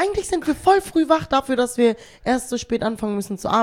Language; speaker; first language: German; native; German